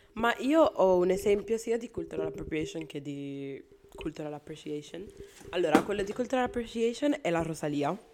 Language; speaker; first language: Italian; non-native, fluent; Spanish